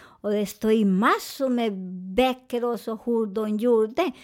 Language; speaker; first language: Swedish; non-native, fluent; Spanish